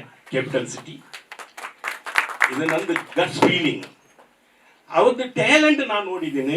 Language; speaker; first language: Kannada; non-native, fluent; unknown